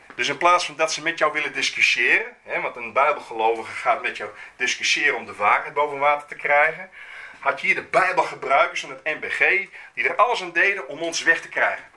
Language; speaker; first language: Dutch; native; Dutch